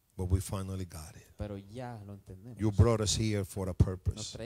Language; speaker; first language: English; non-native, fluent; Spanish